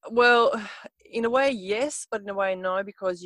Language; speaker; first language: English; non-native, fluent; Serbian